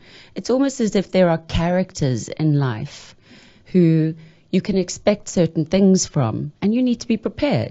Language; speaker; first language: English; native; English